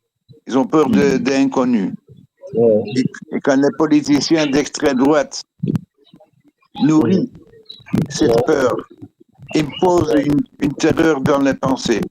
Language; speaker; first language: French; non-native, fluent; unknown